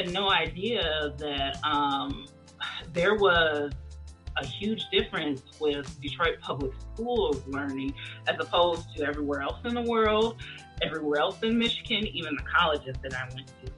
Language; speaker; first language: English; native; English